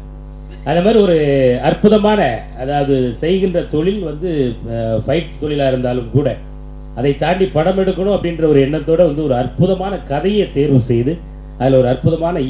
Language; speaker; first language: Tamil; native; Tamil